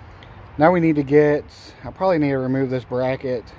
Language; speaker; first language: English; native; English